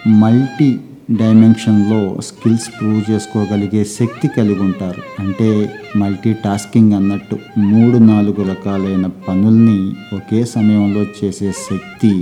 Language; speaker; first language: Telugu; native; Telugu